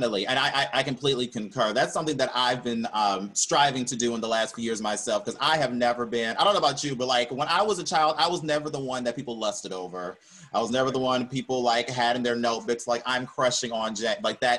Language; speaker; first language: English; native; English